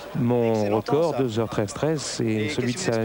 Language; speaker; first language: French; native; French